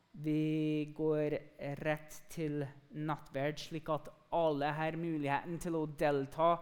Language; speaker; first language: Norwegian; non-native, fluent; English